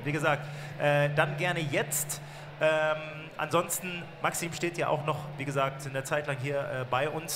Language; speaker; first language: German; native; German